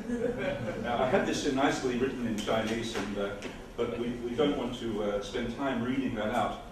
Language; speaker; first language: English; non-native, fluent; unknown